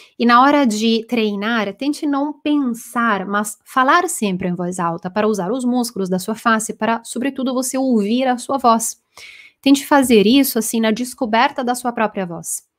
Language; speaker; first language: Portuguese; non-native, fluent; Italian